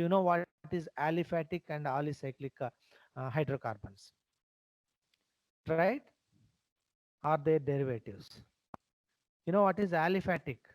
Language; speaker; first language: English; non-native, local second language; Telugu